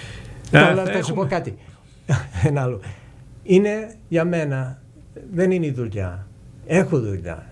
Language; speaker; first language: Greek; early bilingual, heritage; English